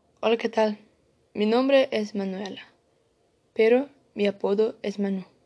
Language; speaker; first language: Spanish; non-native, learner; Portuguese